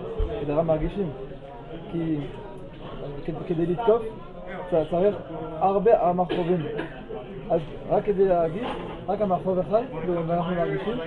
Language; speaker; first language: Hebrew; non-native, learner; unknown